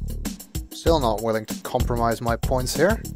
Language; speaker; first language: English; native; English